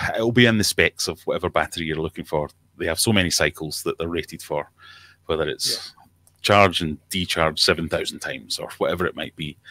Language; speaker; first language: English; native; English